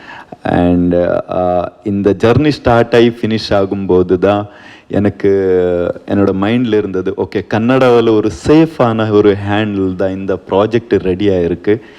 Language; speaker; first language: Tamil; non-native, learner; Kannada